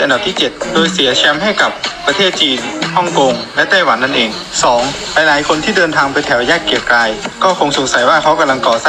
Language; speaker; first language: Thai; native; Thai